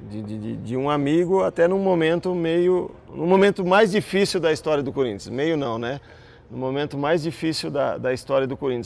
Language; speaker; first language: Portuguese; native; Portuguese